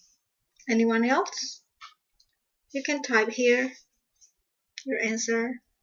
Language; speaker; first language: English; non-native, fluent; Indonesian